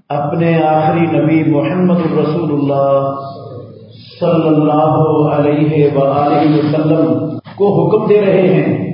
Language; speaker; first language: Urdu; native; Urdu